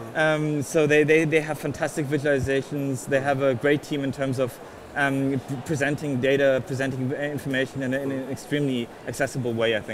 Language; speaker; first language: English; non-native, fluent; German